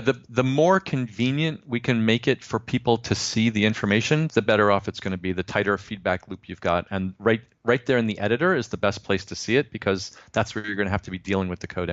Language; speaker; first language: English; native; English